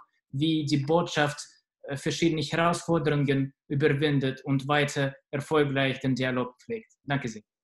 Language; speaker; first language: German; non-native, fluent; Russian